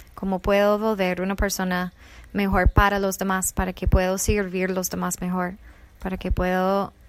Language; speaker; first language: Spanish; non-native, fluent; English